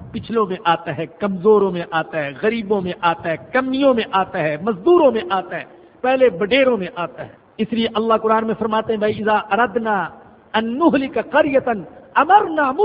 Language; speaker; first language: Urdu; non-native, local second language; Punjabi